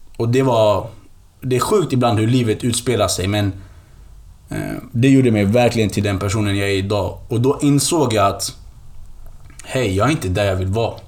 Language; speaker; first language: Swedish; early bilingual, other home language; Kurdish